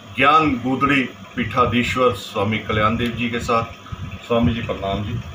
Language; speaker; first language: Hindi; native; Hindi